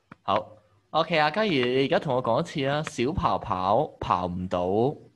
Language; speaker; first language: Cantonese; native; Cantonese